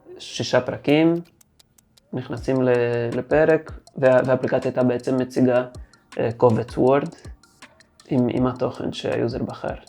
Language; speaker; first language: Hebrew; non-native, fluent; Portuguese